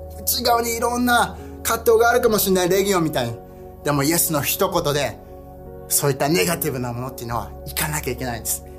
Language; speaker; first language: Japanese; early bilingual, heritage; Japanese